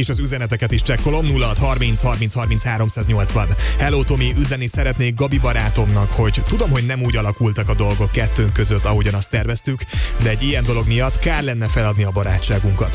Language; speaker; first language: Hungarian; native; Hungarian